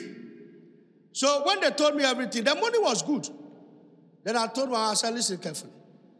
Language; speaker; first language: English; non-native, local second language; Ga